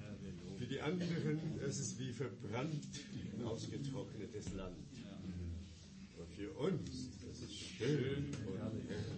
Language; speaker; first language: German; non-native, fluent; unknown